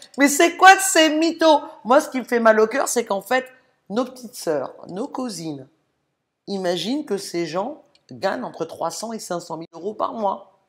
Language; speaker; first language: French; native; French